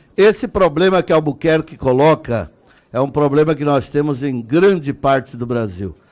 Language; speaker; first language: Portuguese; native; Portuguese